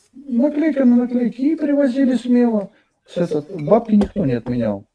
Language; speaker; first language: Russian; native; Russian